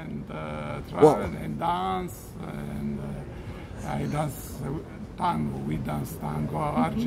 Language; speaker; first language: English; non-native, learner; Italian